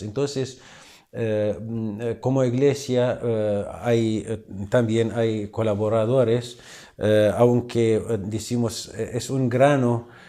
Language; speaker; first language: Spanish; non-native, fluent; Arabic